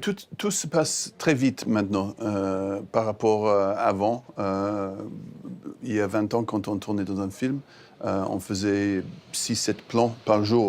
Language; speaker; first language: French; non-native, fluent; English